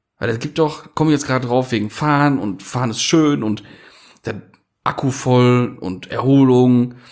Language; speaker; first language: German; native; German